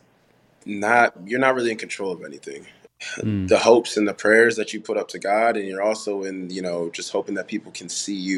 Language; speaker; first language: English; native; English